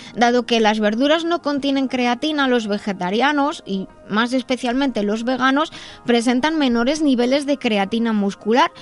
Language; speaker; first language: Spanish; native; Spanish